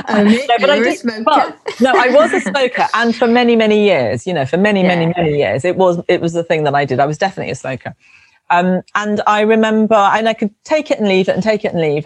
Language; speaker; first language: English; native; English